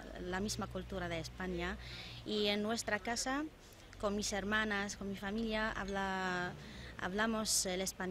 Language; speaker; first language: Spanish; non-native, fluent; Arabic